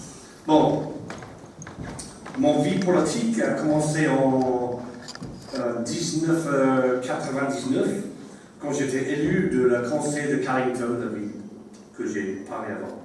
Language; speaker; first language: French; non-native, learner; English